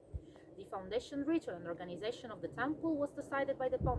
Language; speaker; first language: English; non-native, fluent; Italian